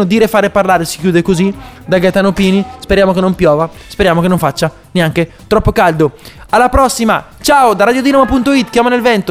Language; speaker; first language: Italian; native; Italian